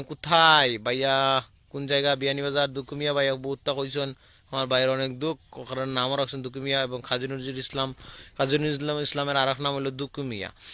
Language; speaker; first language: Bangla; native; Bangla